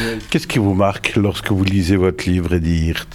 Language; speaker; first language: French; native; French